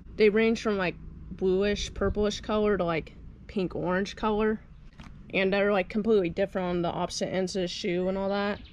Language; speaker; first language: English; native; English